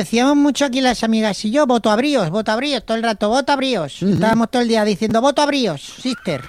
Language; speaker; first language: Spanish; native; Spanish